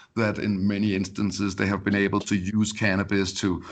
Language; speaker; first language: English; non-native, fluent; Danish